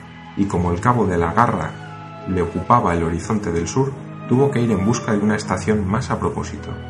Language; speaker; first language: Spanish; native; Spanish